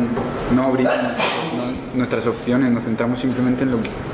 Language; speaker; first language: Spanish; native; Spanish